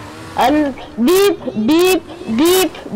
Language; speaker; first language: French; native; French